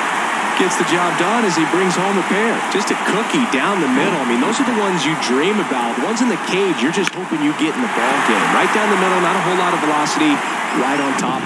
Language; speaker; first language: English; native; English